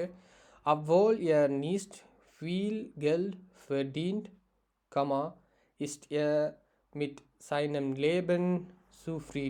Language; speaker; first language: German; non-native, learner; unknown